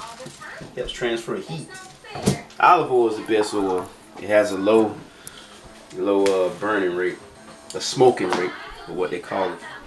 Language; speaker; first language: English; native; English